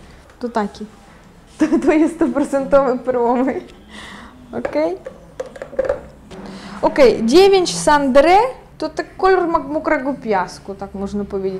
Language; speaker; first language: Polish; non-native, fluent; Ukrainian